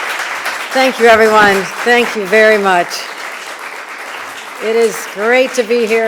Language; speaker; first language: English; native; English